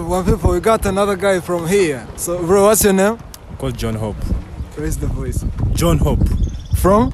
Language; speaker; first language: English; non-native, local second language; Kinyarwanda